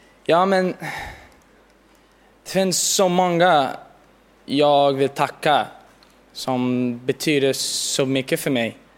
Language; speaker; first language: Swedish; early bilingual, heritage; English